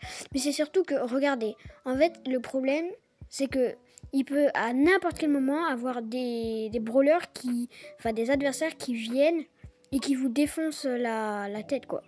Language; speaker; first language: French; native; French